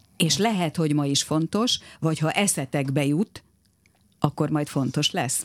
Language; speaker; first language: Hungarian; native; Hungarian